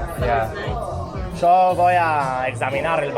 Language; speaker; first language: Spanish; non-native, fluent; Hebrew